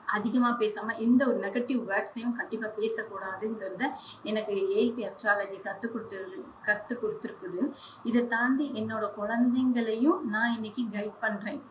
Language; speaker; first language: Tamil; non-native, local second language; Hindi